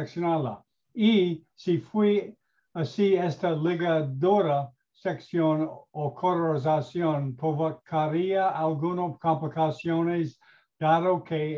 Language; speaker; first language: Spanish; non-native, learner; English